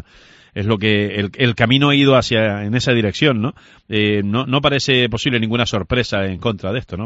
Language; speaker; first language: Spanish; native; Spanish